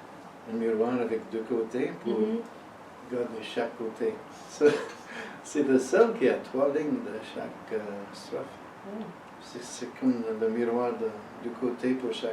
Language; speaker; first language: French; early bilingual, heritage; French